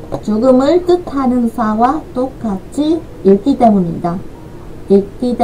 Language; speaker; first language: Korean; non-native, fluent; Vietnamese